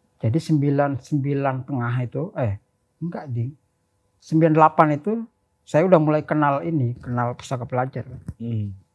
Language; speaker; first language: Indonesian; native; Indonesian